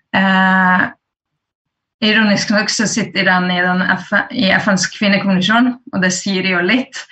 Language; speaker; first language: Norwegian; early bilingual, other home language; Persian